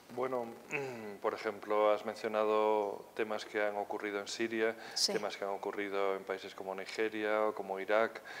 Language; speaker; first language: Spanish; native; Spanish